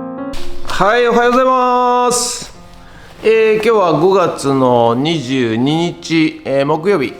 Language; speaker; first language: Japanese; native; Japanese